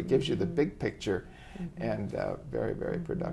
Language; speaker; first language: English; native; English